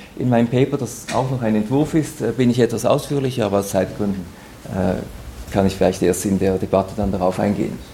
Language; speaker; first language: German; native; German